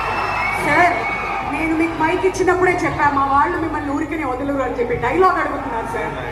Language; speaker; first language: Telugu; native; Telugu